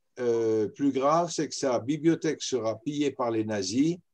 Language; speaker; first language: French; native; French